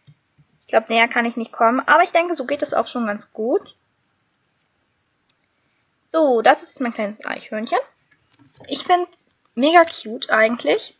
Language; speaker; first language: German; native; German